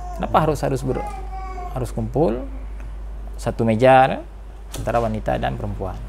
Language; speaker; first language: Malay; non-native, local second language; Achinese